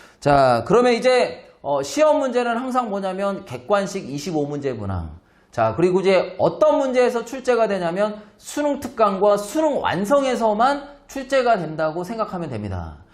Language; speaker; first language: Korean; native; Korean